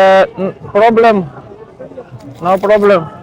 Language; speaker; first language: English; non-native, learner; Lithuanian